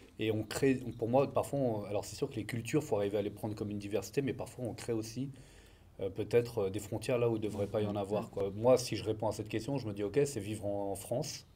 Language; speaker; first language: French; native; French